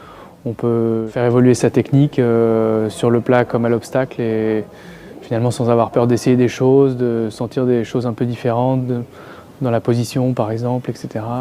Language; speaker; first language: French; native; French